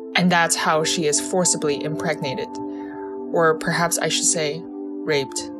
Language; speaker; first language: English; early bilingual, other home language; Chinese